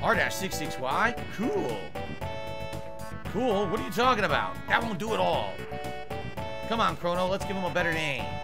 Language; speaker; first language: English; native; English